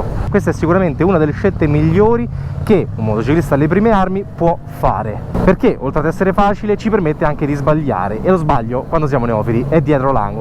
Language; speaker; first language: Italian; native; Italian